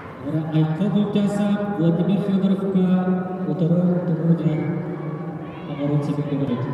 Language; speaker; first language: Russian; non-native, local second language; Yakut